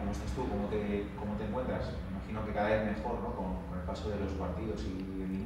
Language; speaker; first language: Spanish; native; Spanish